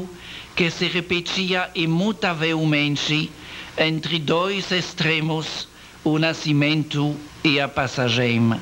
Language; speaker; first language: Portuguese; non-native, learner; French